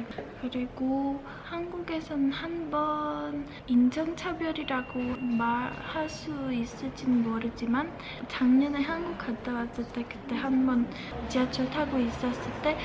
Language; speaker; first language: Korean; early bilingual, heritage; Czech